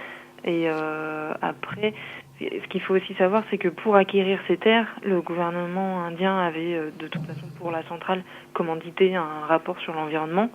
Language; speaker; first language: French; native; French